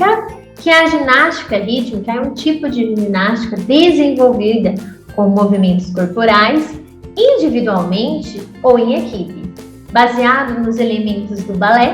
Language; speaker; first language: Portuguese; native; Portuguese